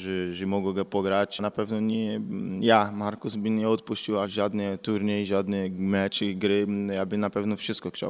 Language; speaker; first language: Polish; non-native, learner; Portuguese